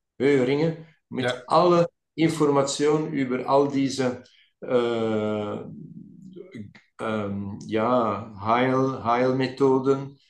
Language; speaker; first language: German; non-native, local second language; Dutch